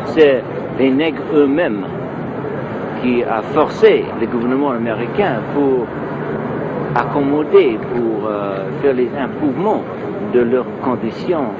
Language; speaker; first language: French; non-native, learner; English